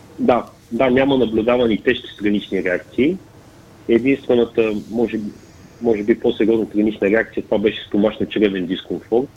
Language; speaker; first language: Bulgarian; native; Bulgarian